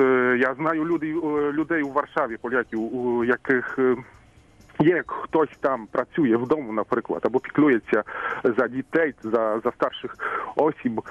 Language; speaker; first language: Ukrainian; non-native, fluent; Polish